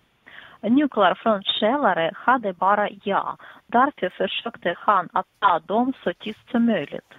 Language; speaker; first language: Swedish; non-native, fluent; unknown